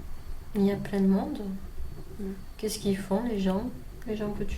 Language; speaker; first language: French; native; French